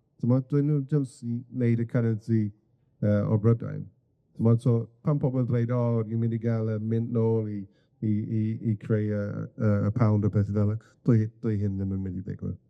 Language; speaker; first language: Welsh; non-native, fluent; English